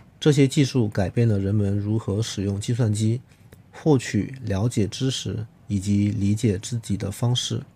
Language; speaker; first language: Chinese; non-native, local second language; Cantonese